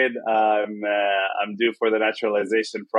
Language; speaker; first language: English; non-native, fluent; Arabic